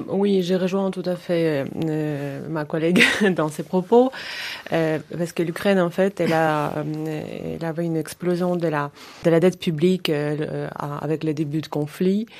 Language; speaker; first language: French; non-native, fluent; Ukrainian